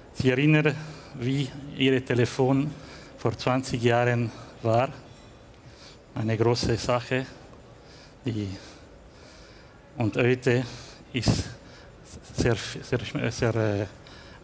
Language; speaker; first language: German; non-native, learner; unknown